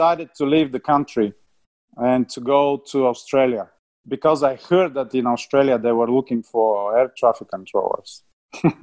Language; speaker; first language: English; non-native, fluent; Bulgarian